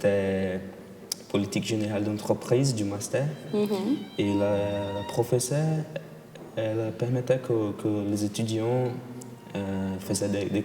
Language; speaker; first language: French; non-native, fluent; Portuguese